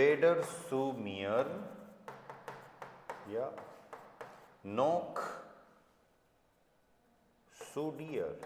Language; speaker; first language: German; non-native, fluent; Hindi